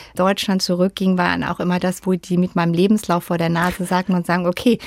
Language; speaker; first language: German; native; German